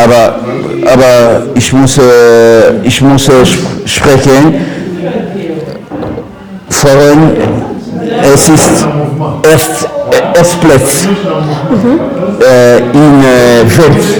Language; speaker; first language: German; non-native, learner; French